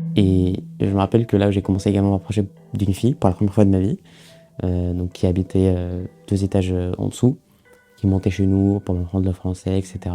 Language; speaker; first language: French; early bilingual, other home language; Arabic